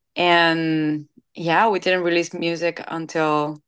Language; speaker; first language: English; non-native, fluent; Spanish